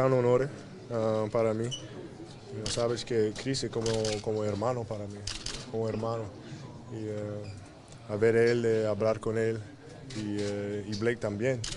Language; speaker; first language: Spanish; non-native, learner; English